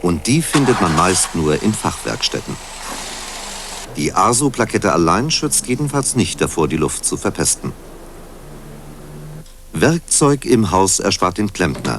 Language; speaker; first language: German; native; German